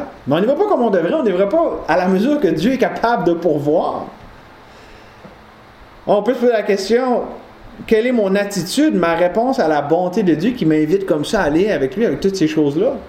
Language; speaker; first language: French; native; French